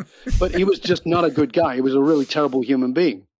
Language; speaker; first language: English; native; English